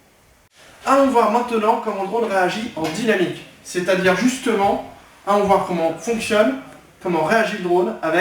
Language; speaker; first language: French; native; French